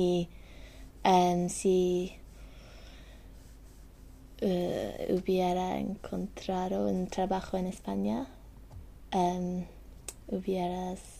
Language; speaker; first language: Spanish; non-native, learner; English